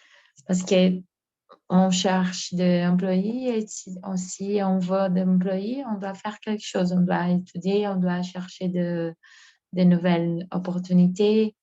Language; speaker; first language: French; non-native, learner; Portuguese